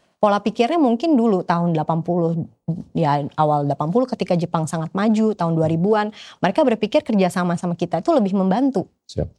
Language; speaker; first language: Indonesian; native; Indonesian